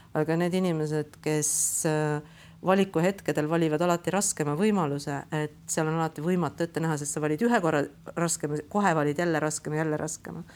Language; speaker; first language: Estonian; native; Estonian